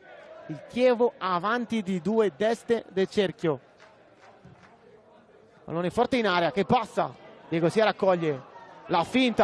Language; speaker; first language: Italian; native; Italian